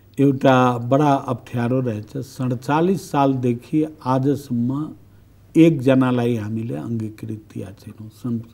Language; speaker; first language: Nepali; non-native, local second language; Bhojpuri